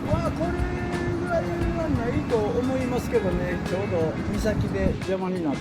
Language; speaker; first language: Japanese; native; Japanese